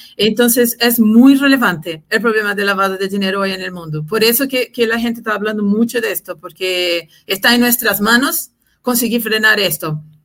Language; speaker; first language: Spanish; non-native, fluent; Portuguese